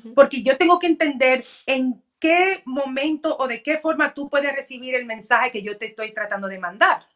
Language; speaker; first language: Spanish; early bilingual, heritage; Spanish